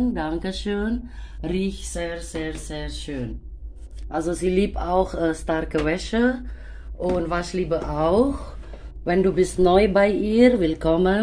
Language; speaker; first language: German; non-native, fluent; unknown